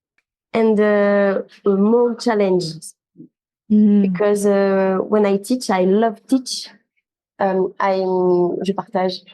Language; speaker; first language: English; non-native, learner; French